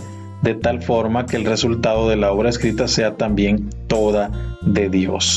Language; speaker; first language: Spanish; native; Spanish